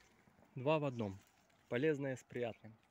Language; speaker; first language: Russian; native; Russian